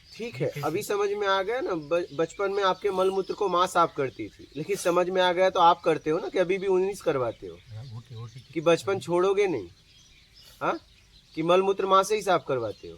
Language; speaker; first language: Hindi; native; Hindi